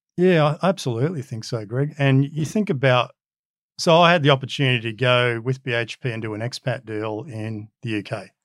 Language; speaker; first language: English; early bilingual, other home language; Macedonian